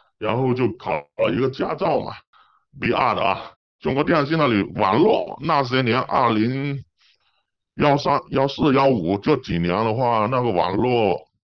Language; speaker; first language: Chinese; non-native, local second language; Cantonese